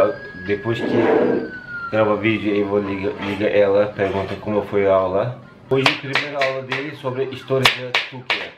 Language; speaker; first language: Portuguese; non-native, learner; Turkish